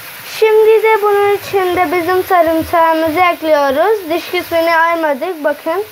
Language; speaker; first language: Turkish; non-native, fluent; Urdu